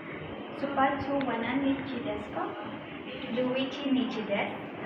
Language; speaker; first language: Japanese; non-native, learner; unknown